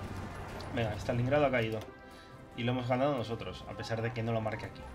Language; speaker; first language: Spanish; native; Spanish